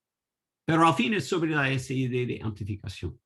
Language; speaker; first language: Spanish; non-native, learner; English